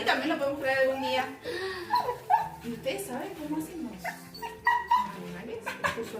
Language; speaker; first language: Spanish; native; Spanish